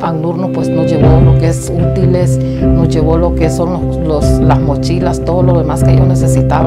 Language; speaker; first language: Spanish; native; Spanish